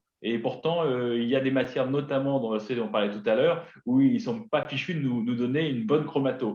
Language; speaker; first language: French; native; French